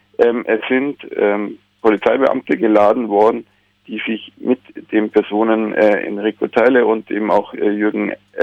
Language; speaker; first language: German; native; German